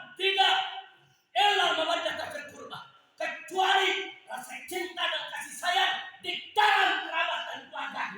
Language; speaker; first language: Indonesian; native; Indonesian